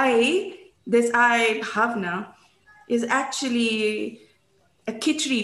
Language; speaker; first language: English; non-native, local second language; Bangla